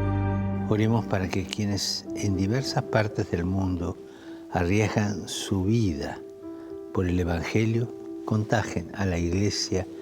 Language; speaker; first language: Spanish; native; Spanish